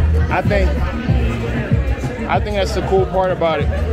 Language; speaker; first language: English; native; English